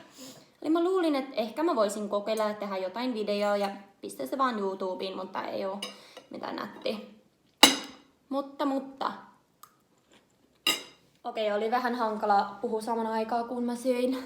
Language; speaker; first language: Finnish; non-native, learner; English